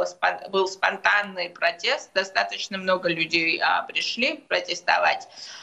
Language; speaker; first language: Russian; non-native, local second language; Georgian